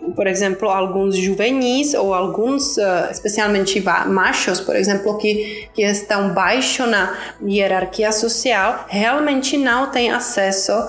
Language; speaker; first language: Portuguese; non-native, fluent; Czech